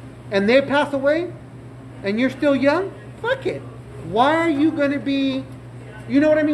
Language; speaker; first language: English; early bilingual, other home language; Spanish